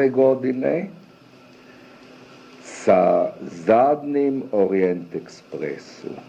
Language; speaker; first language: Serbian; early bilingual, other home language; German